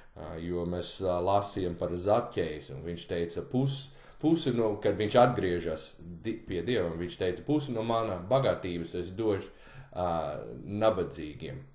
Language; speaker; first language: Latvian; early bilingual, heritage; Latvian